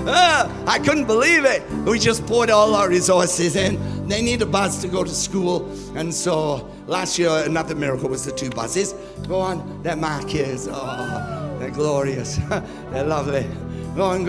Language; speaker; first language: English; native; English